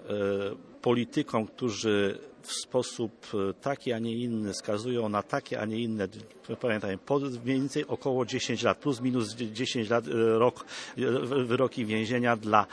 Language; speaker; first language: Polish; native; Polish